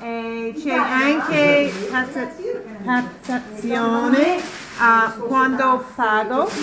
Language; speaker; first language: Italian; non-native, learner; English